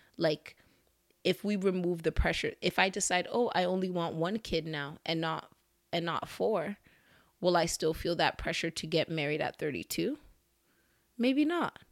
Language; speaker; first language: English; early bilingual, other home language; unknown